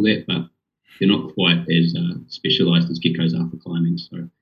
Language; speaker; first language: English; native; English